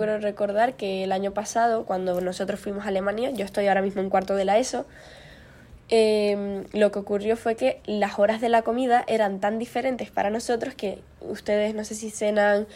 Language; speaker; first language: Spanish; native; Spanish